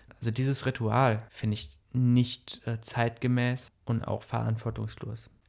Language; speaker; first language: German; native; German